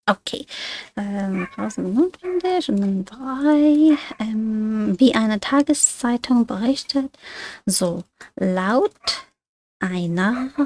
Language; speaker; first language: German; non-native, fluent; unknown